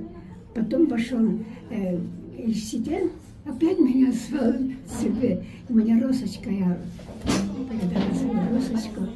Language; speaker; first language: Russian; non-native, fluent; Estonian